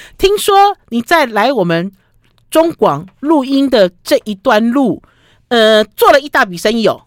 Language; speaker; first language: Chinese; native; Chinese